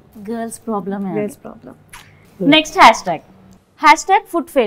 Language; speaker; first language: Telugu; native; Telugu